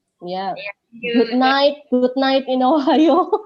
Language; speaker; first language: English; non-native, learner; Indonesian